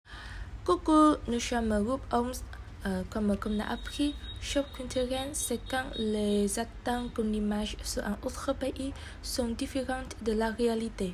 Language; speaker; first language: French; non-native, learner; Vietnamese